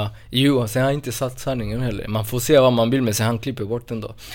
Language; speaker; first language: Swedish; non-native, fluent; Spanish